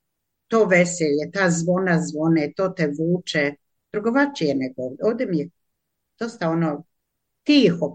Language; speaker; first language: Croatian; native; Croatian